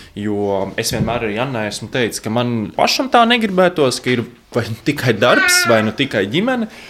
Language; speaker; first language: Latvian; non-native, local second language; Russian